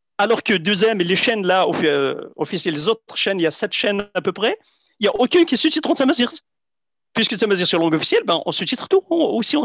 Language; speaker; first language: French; non-native, local second language; Central Atlas Tamazight